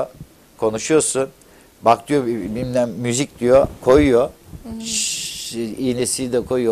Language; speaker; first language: Turkish; native; Turkish